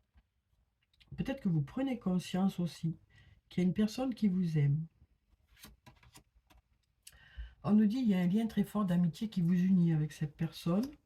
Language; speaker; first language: French; native; French